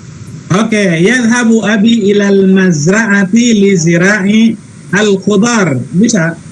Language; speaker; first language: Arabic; non-native, fluent; Indonesian